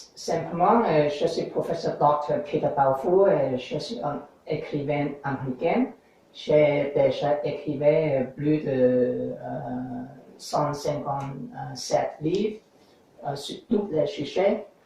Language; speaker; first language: French; non-native, learner; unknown